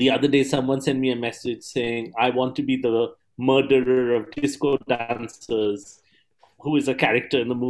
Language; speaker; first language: English; non-native, local second language; Bangla